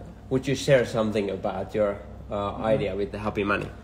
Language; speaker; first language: English; non-native, fluent; Finnish